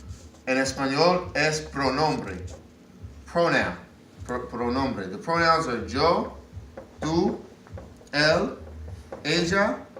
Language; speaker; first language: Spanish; non-native, learner; English